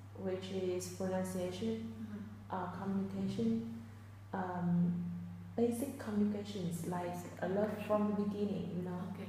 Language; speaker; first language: English; non-native, fluent; Vietnamese